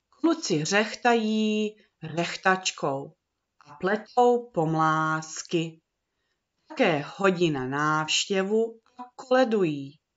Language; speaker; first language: Czech; early bilingual, heritage; Czech